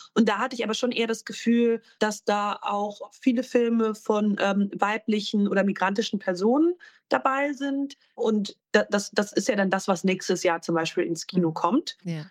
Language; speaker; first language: German; native; German